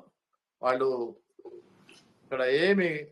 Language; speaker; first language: Telugu; native; Telugu